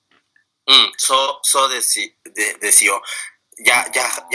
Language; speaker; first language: Japanese; non-native, learner; Spanish